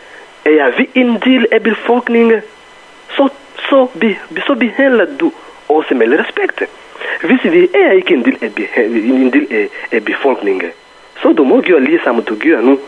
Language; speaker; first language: Danish; non-native, fluent; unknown